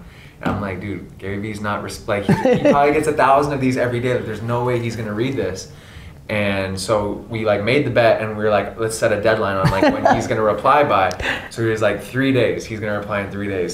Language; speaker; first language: English; native; English